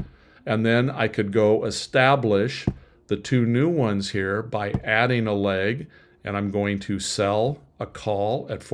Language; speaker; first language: English; native; English